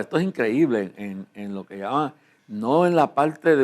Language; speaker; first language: Spanish; native; Spanish